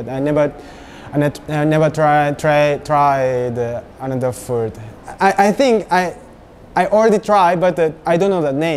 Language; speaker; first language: English; non-native, learner; Japanese